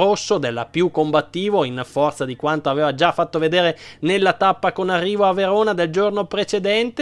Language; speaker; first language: Italian; native; Italian